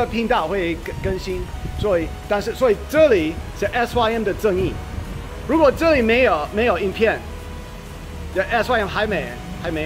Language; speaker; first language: Chinese; non-native, learner; English